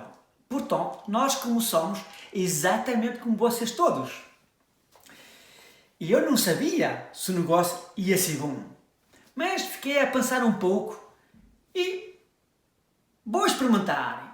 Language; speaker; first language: Portuguese; early bilingual, heritage; French